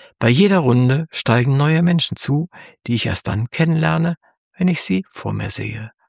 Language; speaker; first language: German; native; German